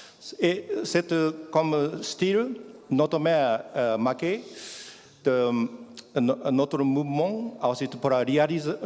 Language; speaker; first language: French; non-native, learner; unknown